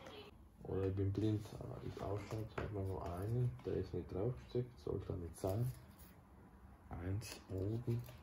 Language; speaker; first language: German; native; German